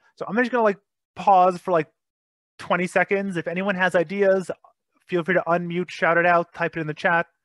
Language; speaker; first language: English; native; English